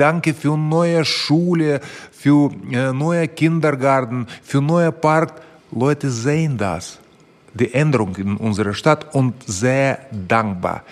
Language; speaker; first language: German; non-native, fluent; Russian